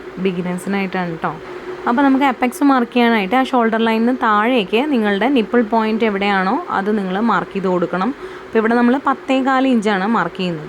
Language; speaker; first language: Malayalam; native; Malayalam